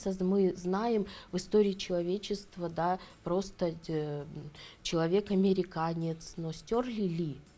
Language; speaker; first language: Russian; native; Russian